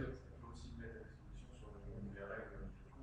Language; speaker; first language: French; native; French